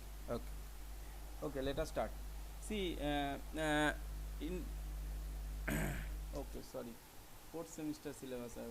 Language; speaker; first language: English; non-native, local second language; Bangla